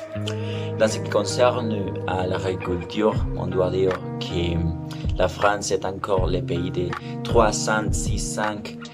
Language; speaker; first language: French; non-native, learner; Spanish